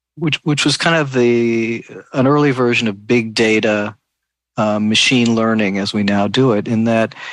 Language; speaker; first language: English; native; English